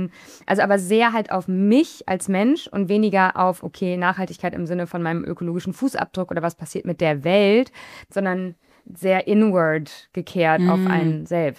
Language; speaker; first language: German; native; German